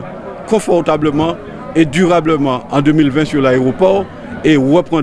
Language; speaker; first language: French; native; French